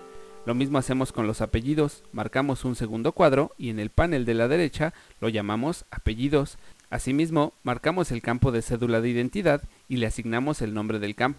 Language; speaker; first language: Spanish; native; Spanish